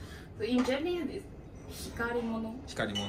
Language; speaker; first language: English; non-native, learner; Chinese